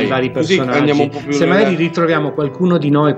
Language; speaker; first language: Italian; native; Italian